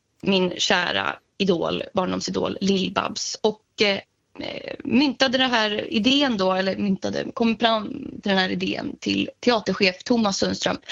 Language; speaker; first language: Swedish; native; Swedish